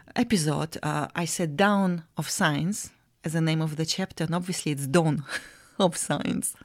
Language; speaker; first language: English; non-native, fluent; Russian